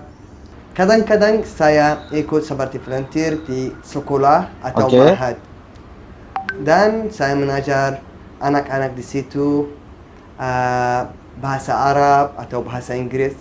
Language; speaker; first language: Indonesian; non-native, learner; Arabic